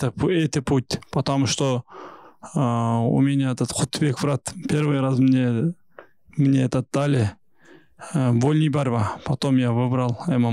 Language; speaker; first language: Russian; non-native, local second language; Kyrgyz